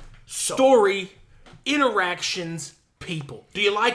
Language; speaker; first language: English; native; English